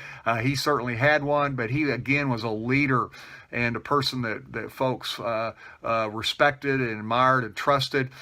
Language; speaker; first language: English; native; English